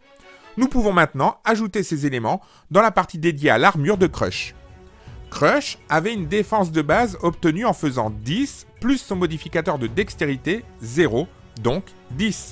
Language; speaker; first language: French; native; French